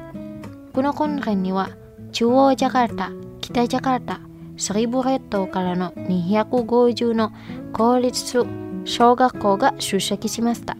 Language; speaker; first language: Japanese; non-native, fluent; Indonesian